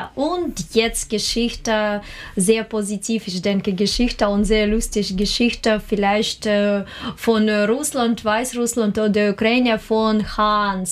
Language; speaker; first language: German; non-native, learner; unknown